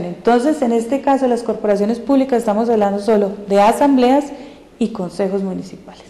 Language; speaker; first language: Spanish; native; Spanish